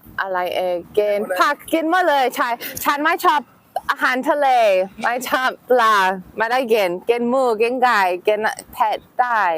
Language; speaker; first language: Thai; non-native, learner; English